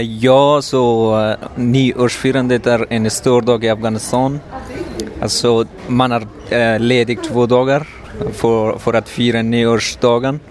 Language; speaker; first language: Swedish; non-native, learner; Persian